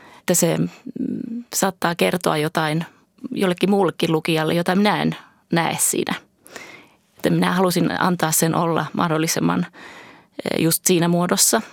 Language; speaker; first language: Finnish; early bilingual, heritage; Finnish